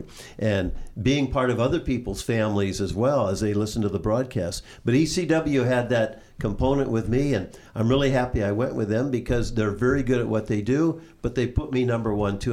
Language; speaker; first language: English; native; English